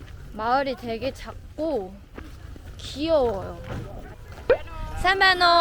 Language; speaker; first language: Korean; native; Korean